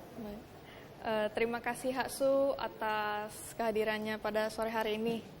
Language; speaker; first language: Indonesian; native; Indonesian